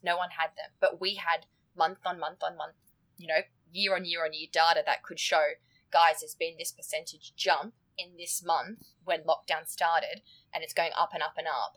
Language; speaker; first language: English; native; English